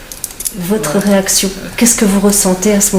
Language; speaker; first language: French; native; French